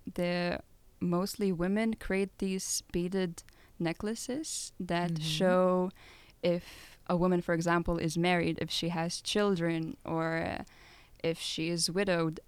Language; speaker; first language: English; non-native, fluent; Lithuanian